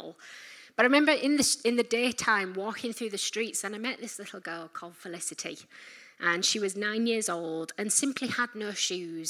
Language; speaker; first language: English; native; English